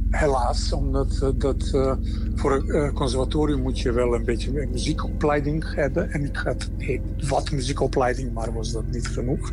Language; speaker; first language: Dutch; non-native, fluent; Serbian